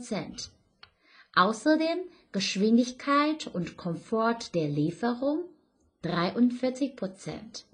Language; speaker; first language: German; non-native, fluent; Chinese